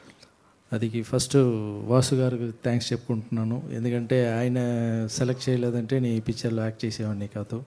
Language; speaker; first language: Telugu; non-native, fluent; Tamil